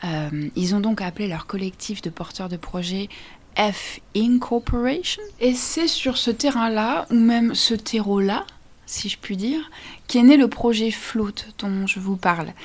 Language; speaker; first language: French; native; French